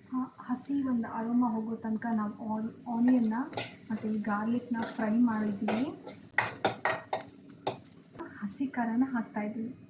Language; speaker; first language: Kannada; native; Kannada